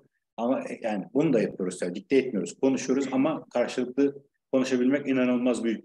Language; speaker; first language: Turkish; native; Turkish